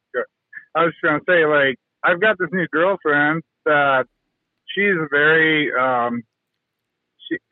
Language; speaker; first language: English; native; English